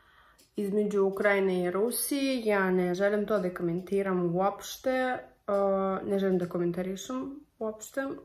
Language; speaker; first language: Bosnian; non-native, learner; Russian